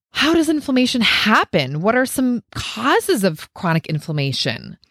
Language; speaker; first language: English; native; English